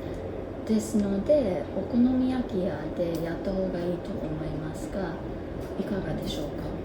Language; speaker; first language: Japanese; non-native, fluent; English